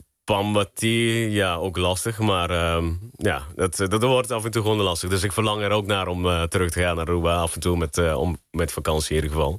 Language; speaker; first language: Dutch; non-native, local second language; Papiamento